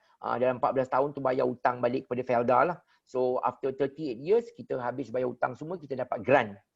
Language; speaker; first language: Malay; native; Malay